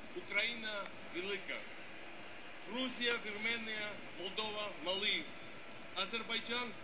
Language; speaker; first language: Ukrainian; non-native, fluent; Georgian